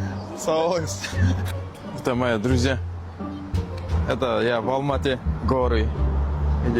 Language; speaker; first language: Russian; non-native, local second language; Kazakh